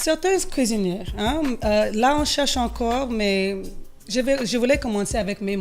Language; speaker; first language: French; early bilingual, heritage; French